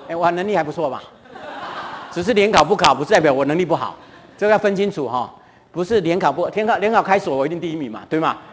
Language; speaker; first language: Chinese; non-native, local second language; Hakka Chinese